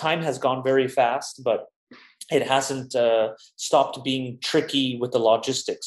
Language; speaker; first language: English; native; English